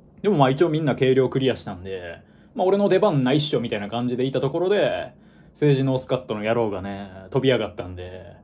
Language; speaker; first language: Japanese; native; Japanese